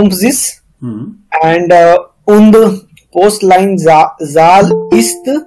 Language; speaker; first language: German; non-native, learner; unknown